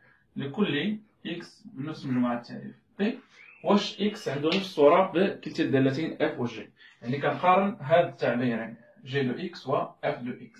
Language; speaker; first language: Arabic; native; Arabic